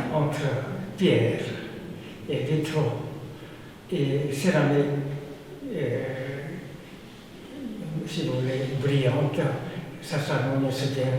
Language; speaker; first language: French; non-native, fluent; Korean